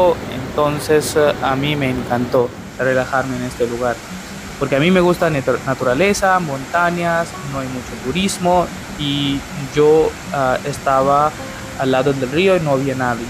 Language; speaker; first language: Spanish; non-native, learner; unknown